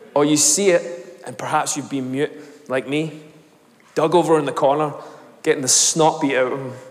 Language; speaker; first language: English; native; English